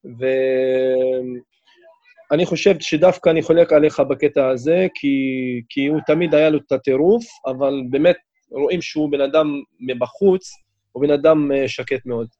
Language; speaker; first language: Hebrew; non-native, local second language; Arabic